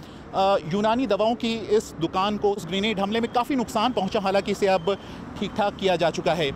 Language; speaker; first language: Hindi; native; Hindi